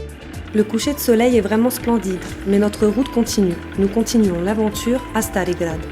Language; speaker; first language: French; native; French